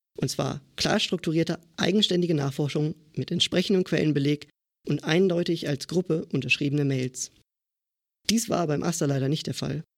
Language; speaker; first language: German; native; German